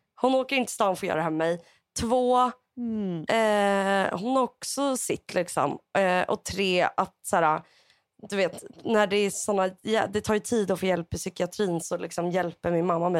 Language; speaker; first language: Swedish; native; Swedish